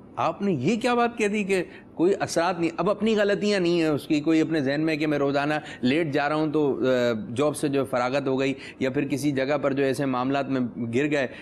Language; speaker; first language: Urdu; native; Urdu